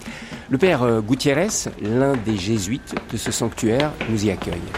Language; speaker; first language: French; native; French